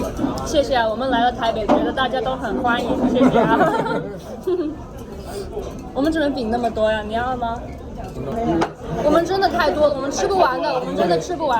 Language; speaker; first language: Chinese; early bilingual, heritage; English